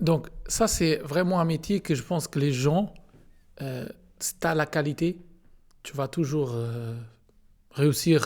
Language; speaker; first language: French; non-native, learner; Portuguese